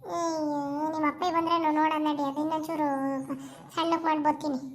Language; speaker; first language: Kannada; native; Kannada